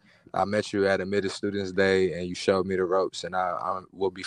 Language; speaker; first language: English; native; English